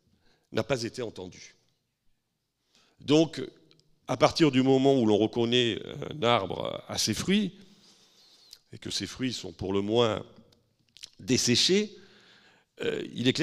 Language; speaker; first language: French; native; French